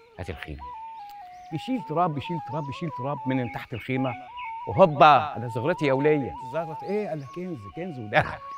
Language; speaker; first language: Egyptian Arabic; non-native, local second language; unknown